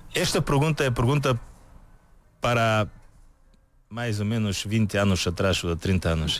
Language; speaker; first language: Portuguese; non-native, learner; Bulgarian